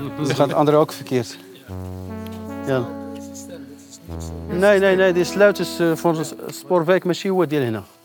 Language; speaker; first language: Dutch; non-native, learner; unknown